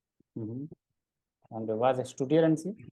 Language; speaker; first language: German; non-native, fluent; Hindi